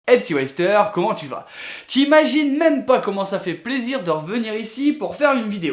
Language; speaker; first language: French; native; French